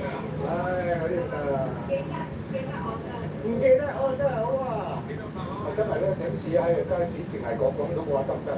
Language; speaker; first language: Cantonese; early bilingual, heritage; Cantonese